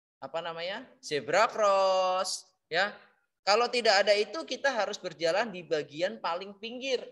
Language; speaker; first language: Indonesian; native; Indonesian